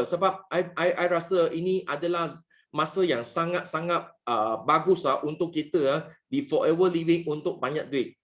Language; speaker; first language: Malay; non-native, local second language; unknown